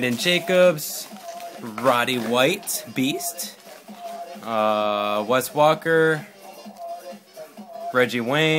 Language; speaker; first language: English; native; English